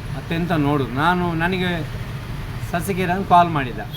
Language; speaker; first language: Kannada; native; Kannada